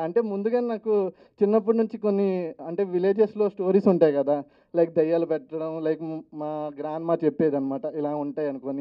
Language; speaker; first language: Telugu; native; Telugu